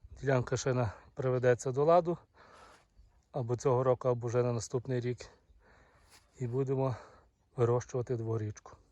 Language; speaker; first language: Ukrainian; native; Ukrainian